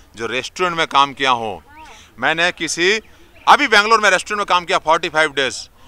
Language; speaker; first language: Hindi; non-native, local second language; Bangla